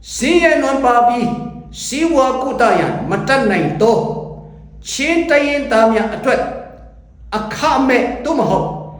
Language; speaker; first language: Burmese; non-native, local second language; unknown